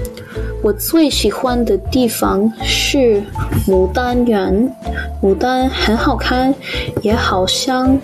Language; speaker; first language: Chinese; non-native, learner; English